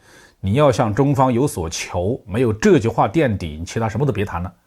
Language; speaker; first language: Chinese; native; Chinese